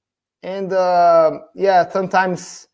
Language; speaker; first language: English; non-native, fluent; Portuguese